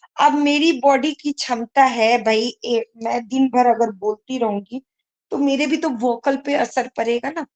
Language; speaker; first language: Hindi; native; Hindi